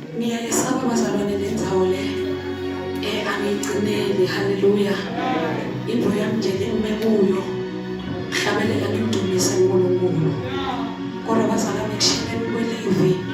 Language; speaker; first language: Zulu; non-native, local second language; Swati